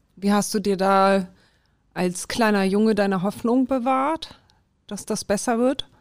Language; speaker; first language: German; native; German